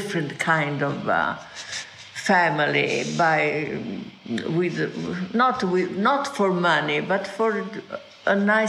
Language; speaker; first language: English; non-native, fluent; Italian